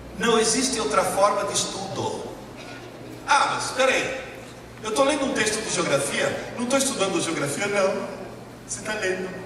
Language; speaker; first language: Portuguese; early bilingual, other home language; Italian